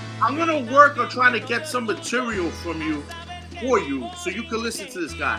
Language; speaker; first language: English; early bilingual, other home language; Spanish